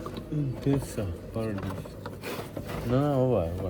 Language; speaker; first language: German; early bilingual, other home language; Bosnian